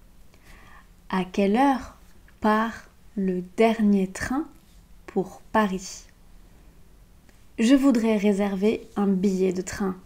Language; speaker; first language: French; native; French